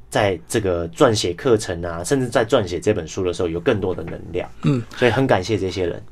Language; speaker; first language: Chinese; non-native, local second language; English